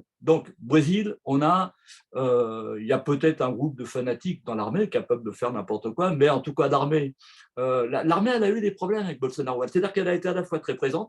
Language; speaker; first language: French; native; French